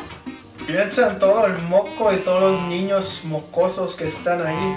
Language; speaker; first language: Spanish; non-native, learner; English